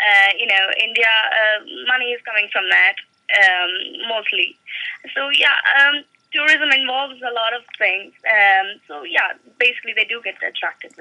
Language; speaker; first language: English; non-native, local second language; Malayalam